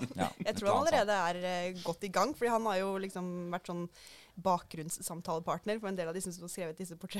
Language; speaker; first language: Norwegian; native; Norwegian